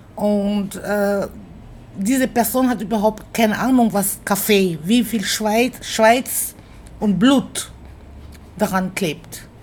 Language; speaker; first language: German; non-native, fluent; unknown